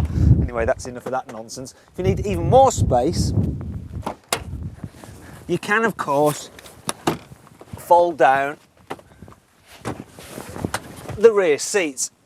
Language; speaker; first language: English; native; English